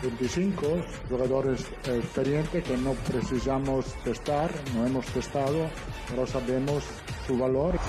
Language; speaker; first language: Spanish; non-native, fluent; Italian